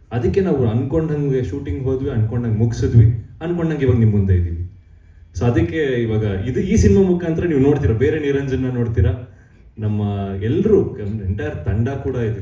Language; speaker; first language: Kannada; native; Kannada